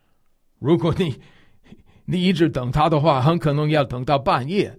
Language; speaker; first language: Chinese; non-native, fluent; English